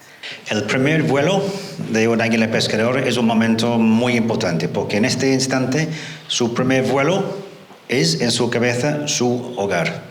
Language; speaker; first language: Spanish; non-native, fluent; English